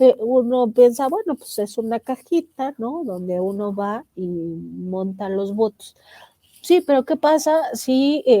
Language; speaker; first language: Spanish; native; Spanish